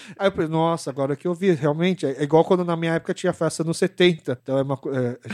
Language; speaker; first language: Portuguese; early bilingual, other home language; Korean